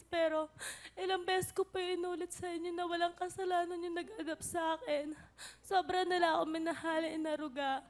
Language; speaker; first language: Filipino; native; Filipino